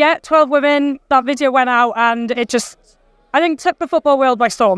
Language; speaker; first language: English; native; English